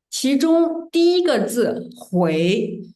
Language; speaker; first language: Chinese; native; Chinese